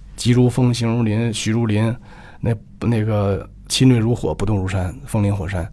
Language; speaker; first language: Chinese; native; Chinese